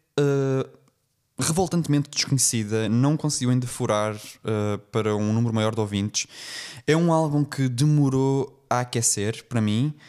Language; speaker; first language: Portuguese; native; Portuguese